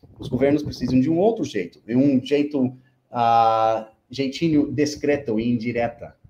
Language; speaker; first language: Portuguese; non-native, fluent; English